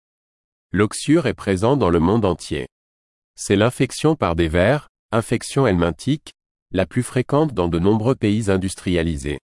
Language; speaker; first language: French; native; French